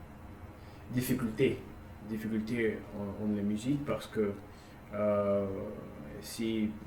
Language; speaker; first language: French; non-native, learner; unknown